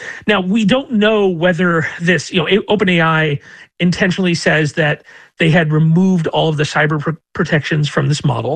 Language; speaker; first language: English; native; English